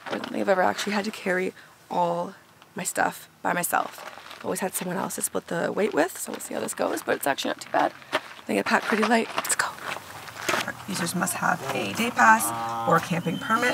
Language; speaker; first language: English; native; English